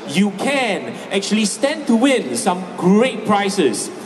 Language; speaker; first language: English; non-native, local second language; Chinese